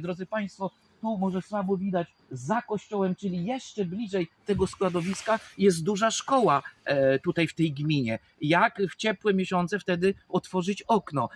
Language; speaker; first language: Polish; native; Polish